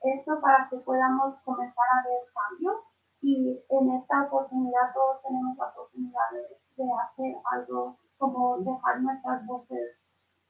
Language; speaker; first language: Spanish; early bilingual, other home language; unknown